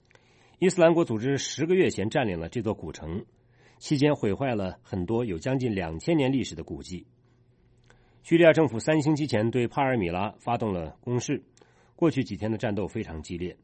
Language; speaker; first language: Chinese; native; Chinese